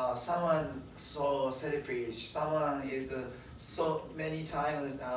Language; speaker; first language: English; non-native, learner; Japanese